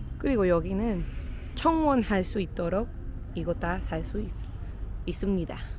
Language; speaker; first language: Korean; non-native, learner; Spanish